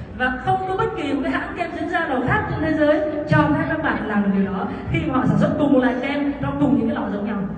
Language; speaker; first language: Vietnamese; native; Vietnamese